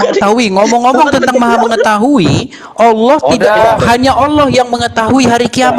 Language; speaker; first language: Indonesian; native; Indonesian